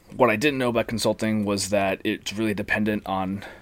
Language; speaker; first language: English; native; English